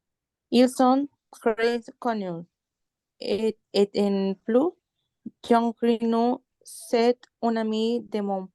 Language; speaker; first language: French; non-native, learner; Spanish